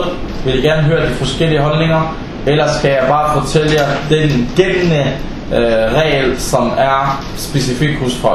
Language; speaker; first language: Danish; non-native, fluent; Arabic